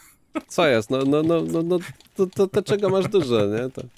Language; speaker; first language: Polish; native; Polish